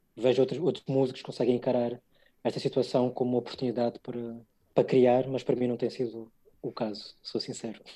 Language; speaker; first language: Portuguese; early bilingual, other home language; English